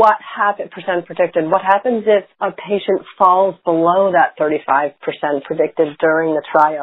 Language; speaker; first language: English; native; English